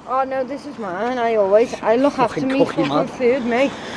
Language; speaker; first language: English; native; English